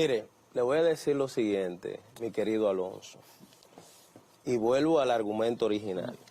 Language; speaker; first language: Spanish; native; Spanish